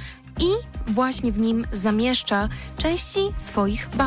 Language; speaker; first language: Polish; native; Polish